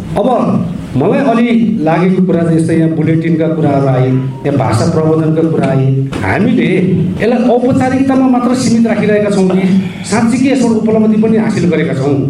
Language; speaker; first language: Nepali; non-native, local second language; Newari